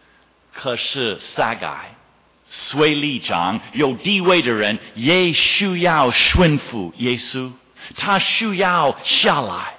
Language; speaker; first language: Chinese; non-native, fluent; English